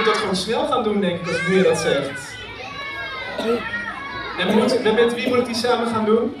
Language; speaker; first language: Dutch; native; Dutch